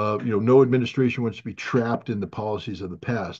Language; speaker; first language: English; native; English